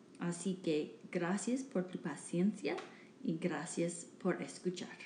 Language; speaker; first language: Spanish; non-native, learner; English